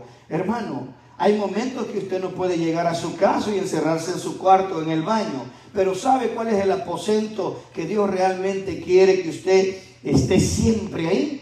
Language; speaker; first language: Spanish; native; Spanish